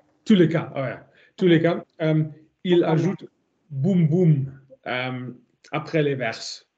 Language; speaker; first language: French; non-native, learner; German